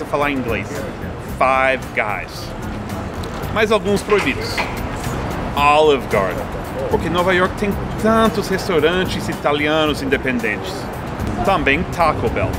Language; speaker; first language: Portuguese; non-native, fluent; English